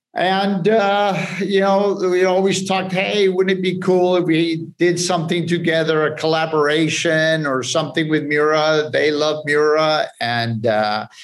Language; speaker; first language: English; early bilingual, other home language; Spanish